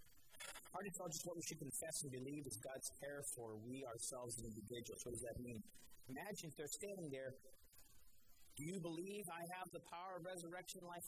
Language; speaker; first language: English; native; English